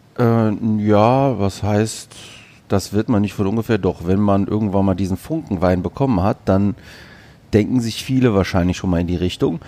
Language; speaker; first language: German; early bilingual, other home language; Greek